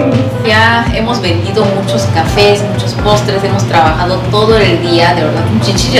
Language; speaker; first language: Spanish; non-native, fluent; Korean